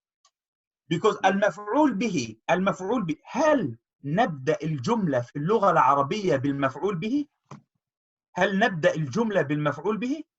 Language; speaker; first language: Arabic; non-native, fluent; English